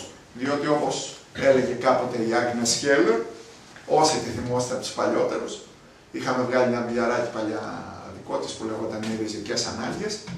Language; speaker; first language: Greek; native; Greek